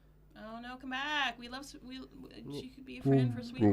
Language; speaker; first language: English; native; English